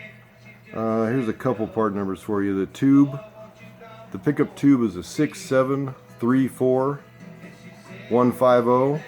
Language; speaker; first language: English; native; English